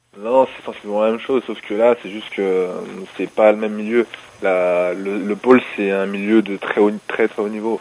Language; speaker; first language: French; early bilingual, other home language; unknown